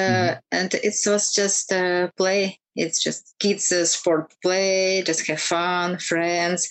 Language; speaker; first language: English; non-native, learner; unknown